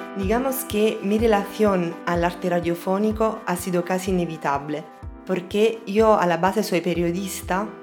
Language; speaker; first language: Spanish; non-native, fluent; Italian